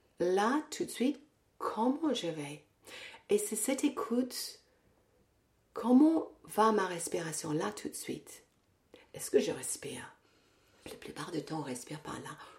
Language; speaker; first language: French; non-native, fluent; English